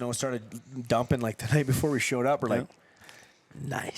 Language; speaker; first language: English; native; English